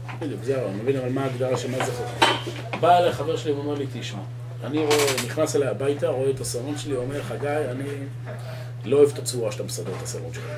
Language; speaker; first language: Hebrew; native; Hebrew